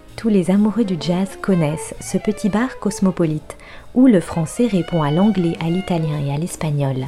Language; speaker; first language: French; native; French